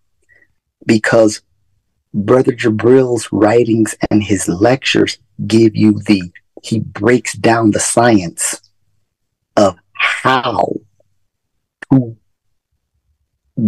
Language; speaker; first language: English; native; English